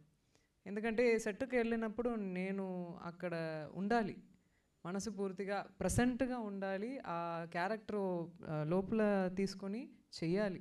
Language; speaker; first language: Telugu; non-native, local second language; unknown